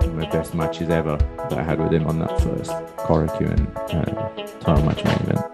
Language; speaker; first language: English; native; English